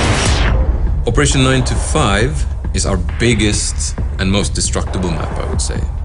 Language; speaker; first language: English; non-native, fluent; Swedish